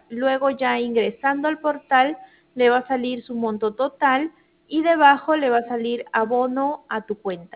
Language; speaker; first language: Spanish; native; Spanish